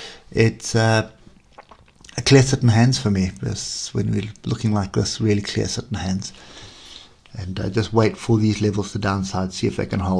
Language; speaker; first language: English; native; English